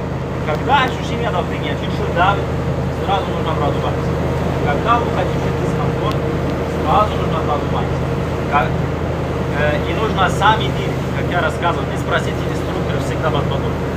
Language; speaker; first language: Russian; non-native, learner; Arabic